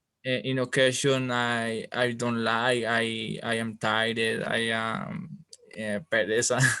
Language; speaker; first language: English; non-native, learner; Spanish